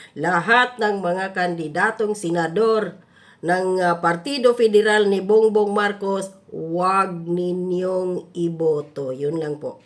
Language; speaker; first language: Filipino; non-native, local second language; Cebuano